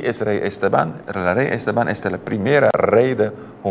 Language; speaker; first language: Spanish; non-native, learner; Dutch